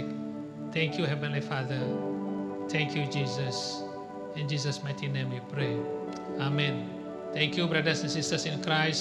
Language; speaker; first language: English; non-native, local second language; Malay